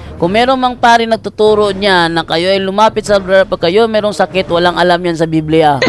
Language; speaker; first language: Filipino; non-native, local second language; Cebuano